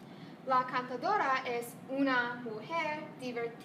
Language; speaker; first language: Spanish; non-native, learner; English